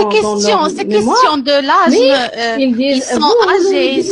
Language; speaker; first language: French; non-native, learner; Arabic